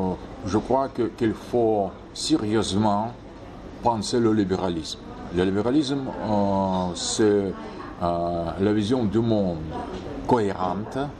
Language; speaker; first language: French; non-native, fluent; Russian